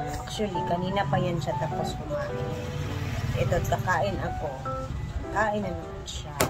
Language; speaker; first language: Filipino; non-native, local second language; Cebuano